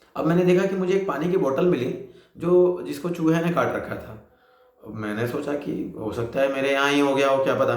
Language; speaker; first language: Hindi; native; Hindi